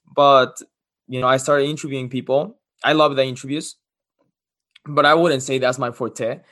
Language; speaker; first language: English; non-native, fluent; Spanish